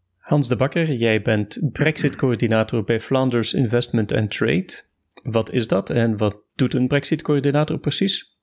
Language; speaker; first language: Dutch; native; Dutch